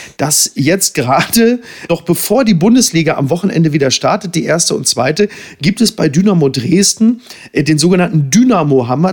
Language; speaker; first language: German; native; German